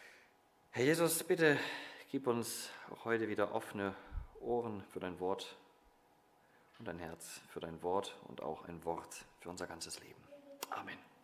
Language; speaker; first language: German; native; German